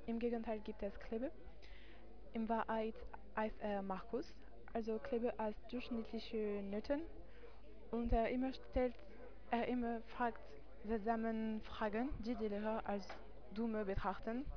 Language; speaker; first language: German; non-native, learner; French